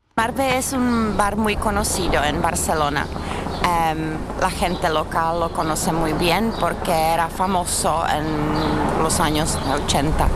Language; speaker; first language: Spanish; non-native, fluent; Czech